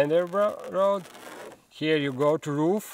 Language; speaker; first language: English; non-native, learner; Latvian